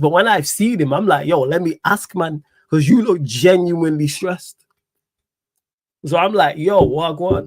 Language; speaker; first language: English; native; English